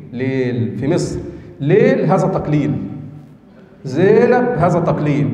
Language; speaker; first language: Arabic; native; Arabic